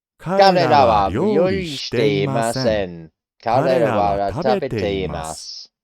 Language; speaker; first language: Japanese; non-native, learner; English